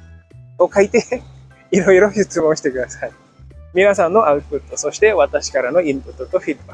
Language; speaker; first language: Japanese; non-native, fluent; Indonesian